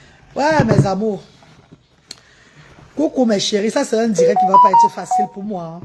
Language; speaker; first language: French; non-native, local second language; Lingala